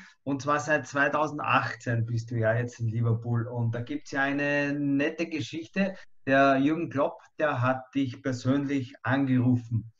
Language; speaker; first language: German; native; German